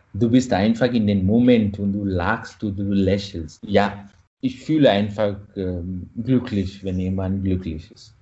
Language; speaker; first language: German; non-native, fluent; Malayalam